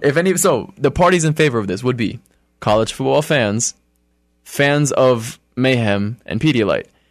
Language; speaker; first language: English; native; English